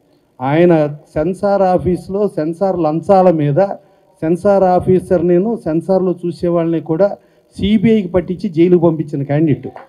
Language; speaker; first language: Telugu; native; Telugu